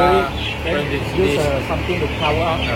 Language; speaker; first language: English; non-native, fluent; Malay